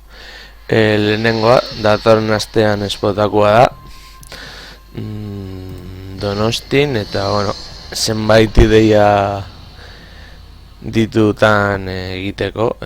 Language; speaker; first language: Basque; non-native, local second language; Spanish